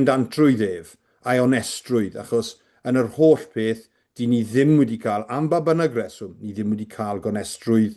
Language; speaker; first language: Welsh; native; Welsh